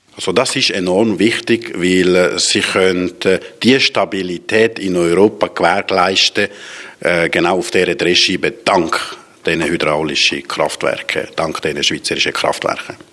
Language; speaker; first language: German; non-native, local second language; Italian